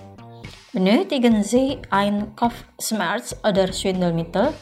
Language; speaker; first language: German; non-native, fluent; Indonesian